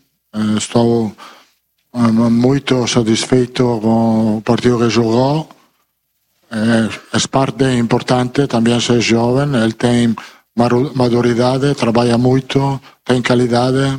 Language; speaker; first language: Portuguese; non-native, fluent; Italian